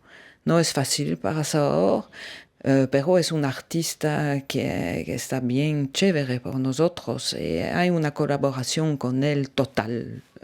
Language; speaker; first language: Spanish; non-native, learner; French